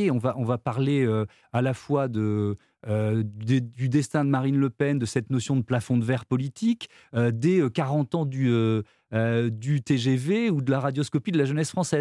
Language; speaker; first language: French; native; French